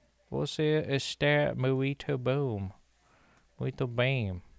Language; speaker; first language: Portuguese; non-native, learner; English